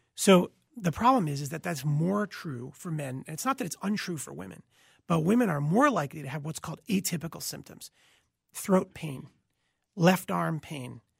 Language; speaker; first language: English; native; English